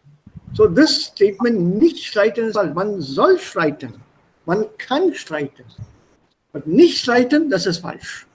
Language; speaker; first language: German; non-native, fluent; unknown